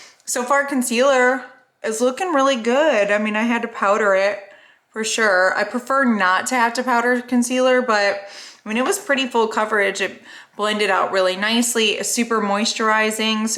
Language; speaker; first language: English; native; English